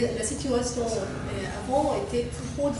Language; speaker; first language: French; non-native, learner; Arabic